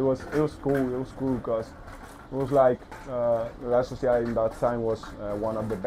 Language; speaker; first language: English; early bilingual, other home language; Spanish